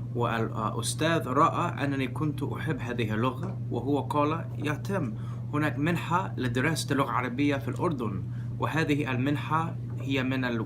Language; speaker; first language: Arabic; non-native, fluent; English